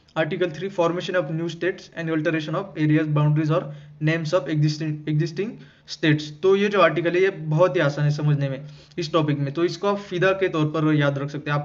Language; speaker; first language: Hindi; non-native, local second language; Marathi